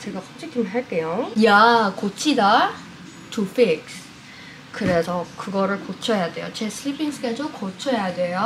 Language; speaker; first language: Korean; non-native, fluent; English